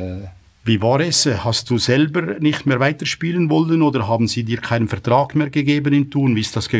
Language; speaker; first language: German; native; German